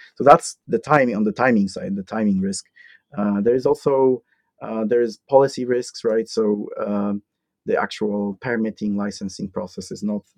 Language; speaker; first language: English; non-native, fluent; Polish